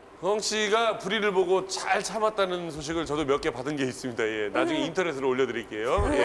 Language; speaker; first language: Korean; native; Korean